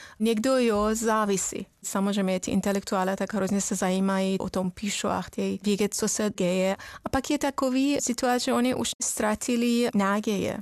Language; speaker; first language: Czech; non-native, fluent; Persian